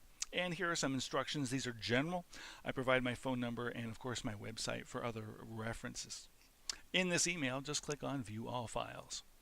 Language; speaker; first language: English; native; English